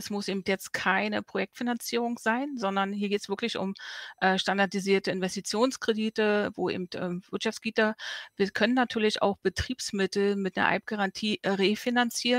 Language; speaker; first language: German; native; German